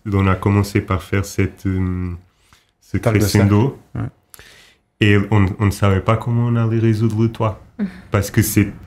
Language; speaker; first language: French; non-native, fluent; Portuguese